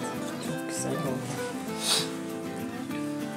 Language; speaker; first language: Turkish; non-native, fluent; Russian